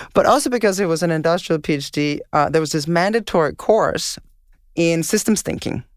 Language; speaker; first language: English; non-native, fluent; Danish